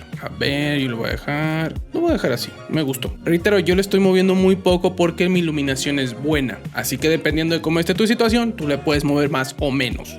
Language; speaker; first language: Spanish; native; Spanish